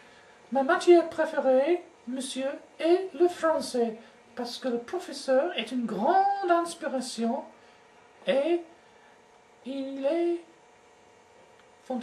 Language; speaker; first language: French; non-native, learner; English